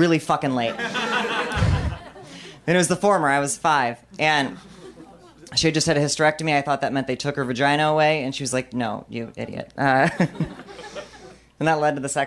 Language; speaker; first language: English; native; English